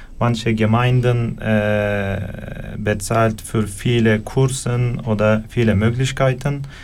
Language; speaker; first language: German; non-native, learner; Turkish